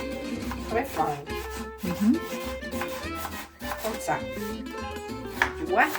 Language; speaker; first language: French; non-native, learner; Italian